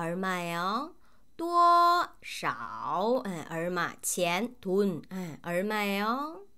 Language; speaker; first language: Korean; non-native, fluent; Chinese